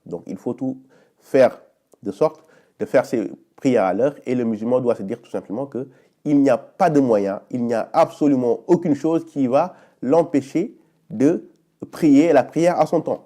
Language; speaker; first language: French; native; French